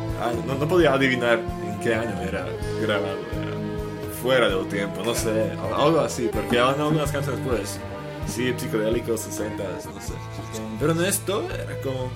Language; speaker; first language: Spanish; non-native, fluent; Slovak